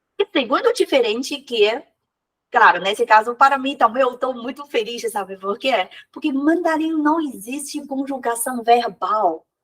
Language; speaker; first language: Portuguese; non-native, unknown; Chinese